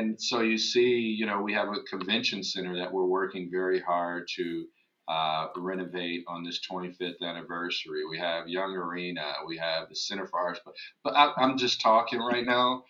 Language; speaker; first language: English; native; English